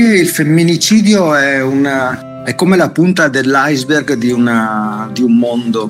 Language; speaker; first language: Italian; native; Italian